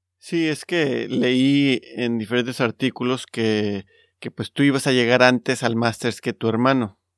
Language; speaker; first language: Spanish; native; Spanish